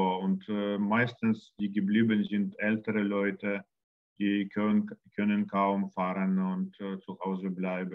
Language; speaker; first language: German; non-native, learner; Russian